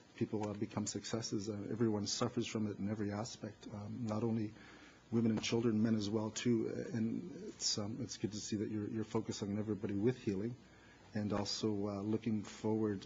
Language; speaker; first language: English; native; English